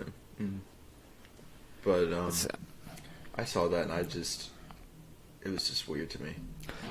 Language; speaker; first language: English; native; English